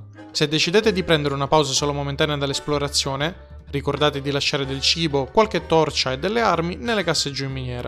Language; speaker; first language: Italian; native; Italian